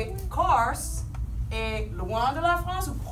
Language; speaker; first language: French; non-native, fluent; English